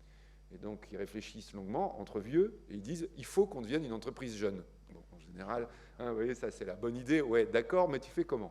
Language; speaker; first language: French; native; French